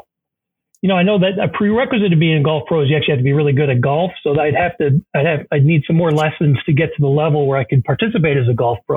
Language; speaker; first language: English; native; English